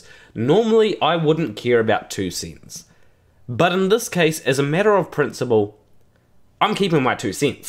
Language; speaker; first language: English; native; English